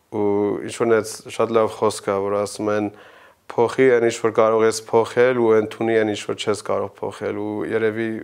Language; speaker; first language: Armenian; early bilingual, heritage; Armenian